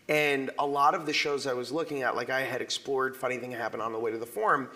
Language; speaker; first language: English; native; English